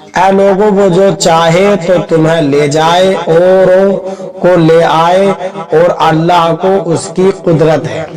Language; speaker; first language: Urdu; native; Urdu